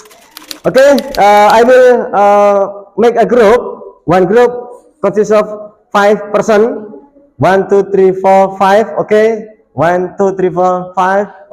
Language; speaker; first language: English; non-native, learner; Indonesian